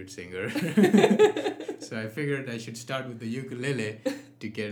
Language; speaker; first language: English; non-native, local second language; Nepali